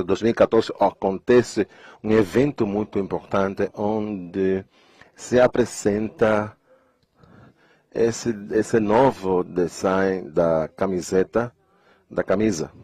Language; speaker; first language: Portuguese; non-native, fluent; Spanish